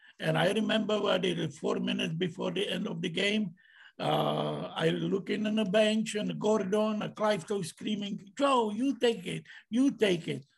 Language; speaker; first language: English; non-native, learner; Czech